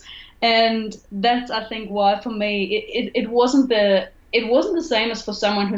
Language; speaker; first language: English; non-native, fluent; German